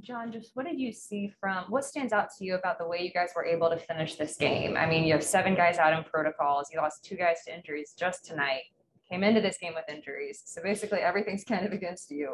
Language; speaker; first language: English; native; English